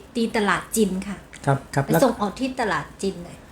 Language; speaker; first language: Thai; non-native, learner; Chinese